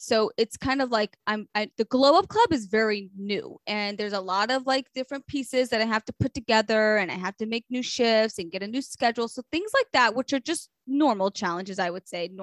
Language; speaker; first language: English; native; English